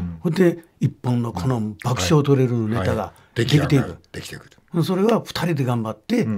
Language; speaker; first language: Japanese; native; Japanese